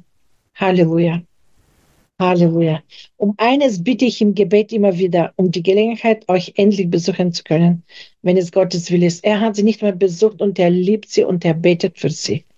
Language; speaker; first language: German; non-native, fluent; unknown